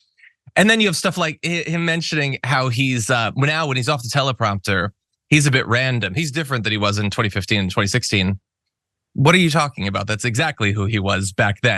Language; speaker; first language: English; native; English